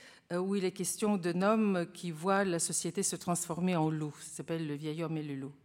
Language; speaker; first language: French; non-native, fluent; Bulgarian